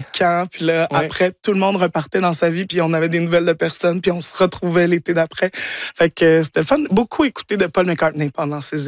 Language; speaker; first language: French; native; French